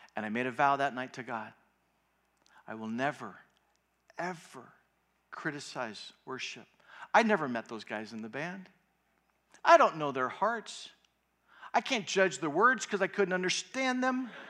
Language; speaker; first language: English; native; English